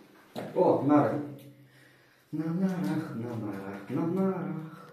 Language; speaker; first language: Russian; native; Russian